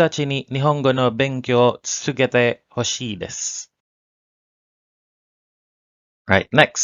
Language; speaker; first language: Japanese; non-native, learner; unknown